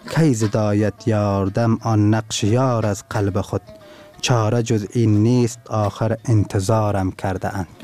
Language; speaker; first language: Persian; non-native, local second language; Turkmen